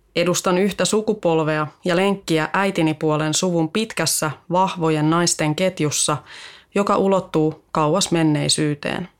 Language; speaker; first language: Finnish; native; Finnish